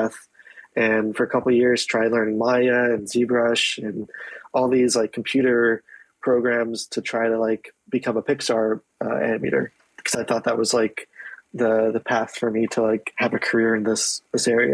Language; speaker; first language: English; native; English